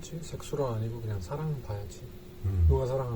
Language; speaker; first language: Korean; non-native, learner; Spanish